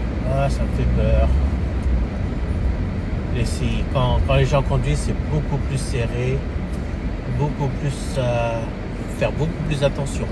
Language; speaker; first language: French; early bilingual, heritage; French